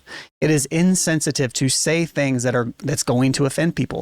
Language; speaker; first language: English; native; English